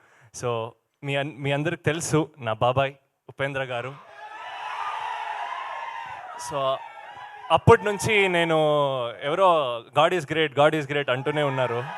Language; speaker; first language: Telugu; non-native, learner; Kannada